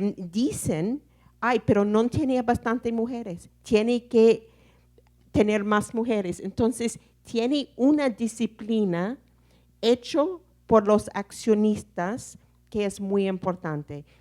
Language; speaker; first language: Spanish; non-native, fluent; English